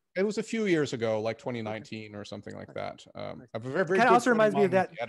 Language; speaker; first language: English; native; English